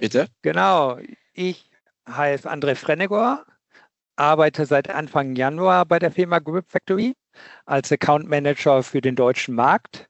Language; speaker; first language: German; native; German